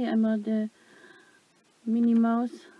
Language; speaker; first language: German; non-native, learner; Dutch